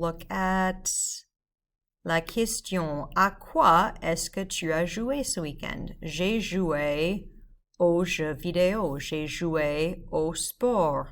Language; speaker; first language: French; non-native, fluent; English